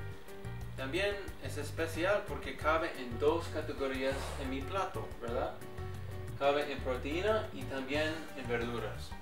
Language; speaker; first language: Spanish; early bilingual, heritage; English